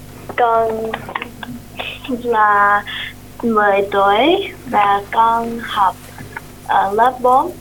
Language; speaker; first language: Vietnamese; early bilingual, heritage; Vietnamese